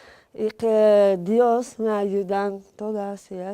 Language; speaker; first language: Spanish; non-native, fluent; Arabic